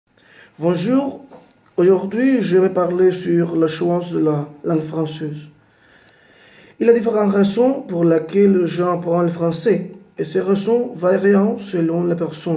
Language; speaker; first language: French; non-native, learner; Spanish